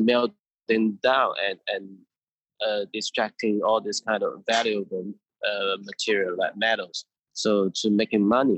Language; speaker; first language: English; non-native, fluent; Min Nan Chinese